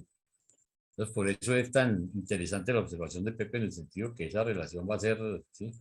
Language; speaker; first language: Spanish; native; Spanish